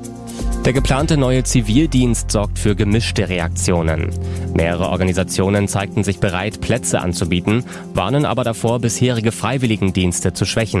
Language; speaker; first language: German; native; German